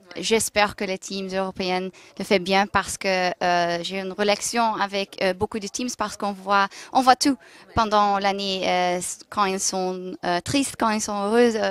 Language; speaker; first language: French; non-native, local second language; Dutch